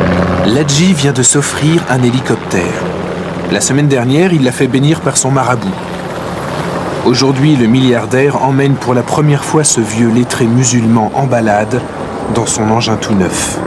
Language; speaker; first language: French; native; French